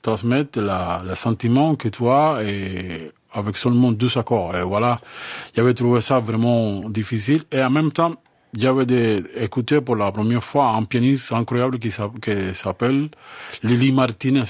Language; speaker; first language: French; non-native, learner; Spanish